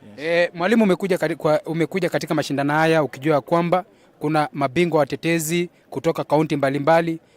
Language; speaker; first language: Swahili; non-native, local second language; Gusii